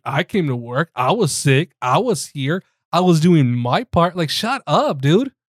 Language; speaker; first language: English; early bilingual, other home language; Spanish